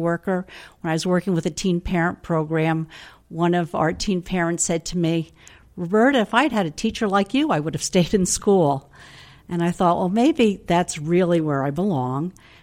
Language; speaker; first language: English; native; English